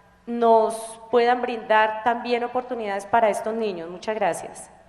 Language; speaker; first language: Spanish; native; Spanish